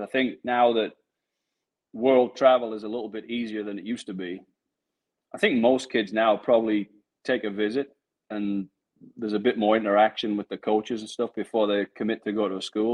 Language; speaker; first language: English; native; English